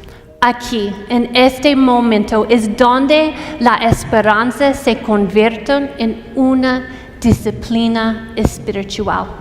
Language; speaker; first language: Spanish; non-native, fluent; English